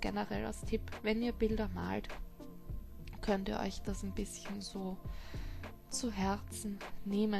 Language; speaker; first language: German; native; German